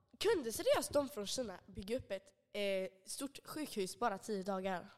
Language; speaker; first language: Swedish; early bilingual, other home language; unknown